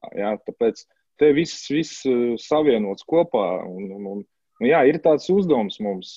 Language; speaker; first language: Latvian; non-native, local second language; Russian